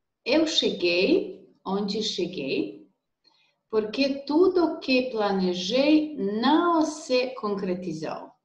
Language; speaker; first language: Portuguese; non-native, learner; Serbian